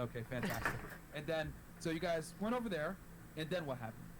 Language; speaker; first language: English; native; English